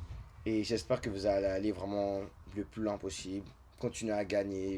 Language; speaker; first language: French; native; French